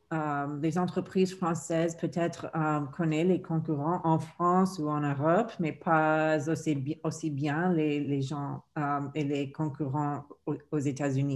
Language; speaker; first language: French; non-native, fluent; English